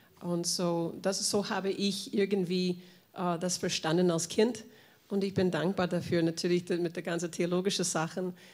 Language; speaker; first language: German; non-native, fluent; English